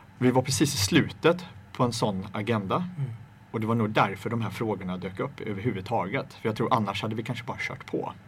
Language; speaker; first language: Swedish; native; Swedish